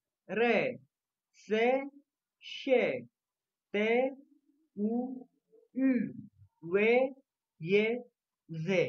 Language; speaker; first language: Turkish; non-native, fluent; Indonesian